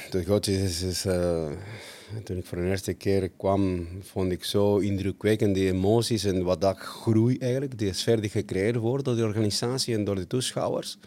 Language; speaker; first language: Dutch; non-native, fluent; Spanish